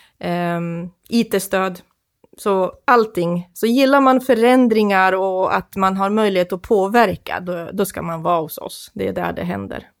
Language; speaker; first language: Swedish; non-native, fluent; Croatian